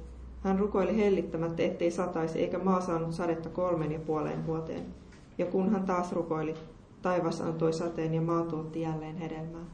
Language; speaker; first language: Finnish; native; Finnish